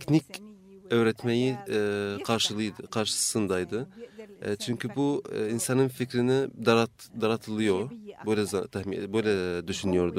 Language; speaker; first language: Turkish; non-native, fluent; Arabic